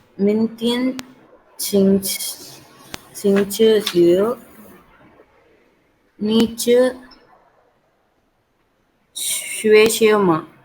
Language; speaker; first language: Chinese; non-native, learner; Tamil